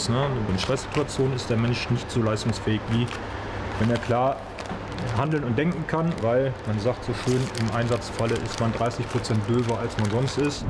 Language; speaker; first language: German; native; German